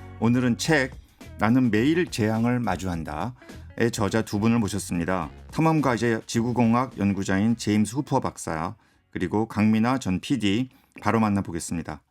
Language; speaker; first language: Korean; native; Korean